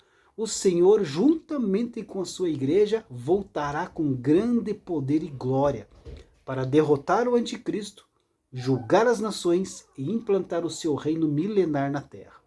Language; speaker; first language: Portuguese; native; Portuguese